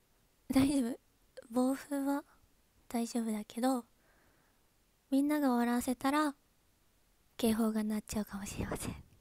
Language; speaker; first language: Japanese; native; Japanese